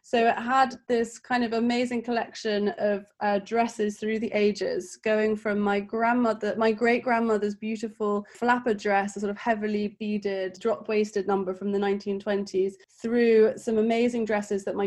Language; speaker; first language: English; native; English